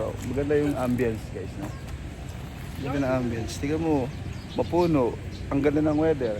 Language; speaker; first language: Filipino; native; Filipino